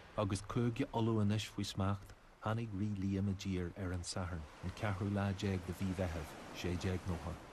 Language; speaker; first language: Irish; native; Irish